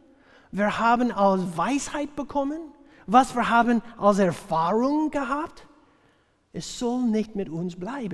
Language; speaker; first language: German; non-native, fluent; English